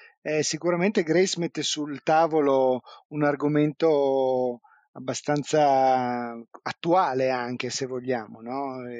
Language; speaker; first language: Italian; native; Italian